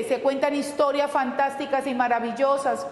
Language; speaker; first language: Spanish; native; Spanish